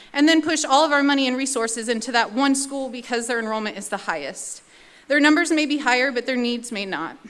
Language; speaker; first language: English; native; English